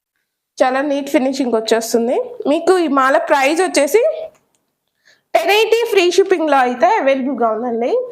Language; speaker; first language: Telugu; native; Telugu